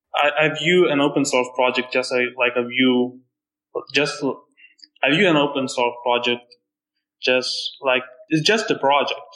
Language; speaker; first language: English; non-native, fluent; Lithuanian